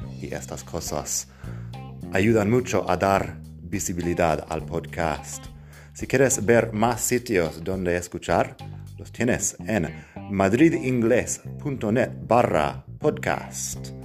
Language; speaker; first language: Spanish; non-native, fluent; English